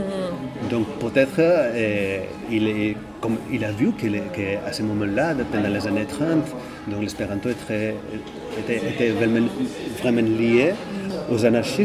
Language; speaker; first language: French; non-native, fluent; Catalan